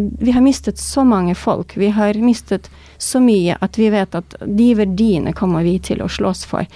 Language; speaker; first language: Norwegian; non-native, fluent; Ukrainian